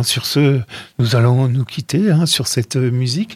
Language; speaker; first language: French; native; French